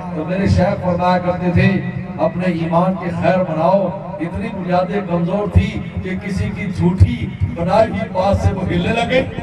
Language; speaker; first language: Urdu; non-native, local second language; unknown